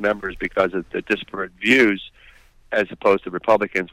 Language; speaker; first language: English; native; English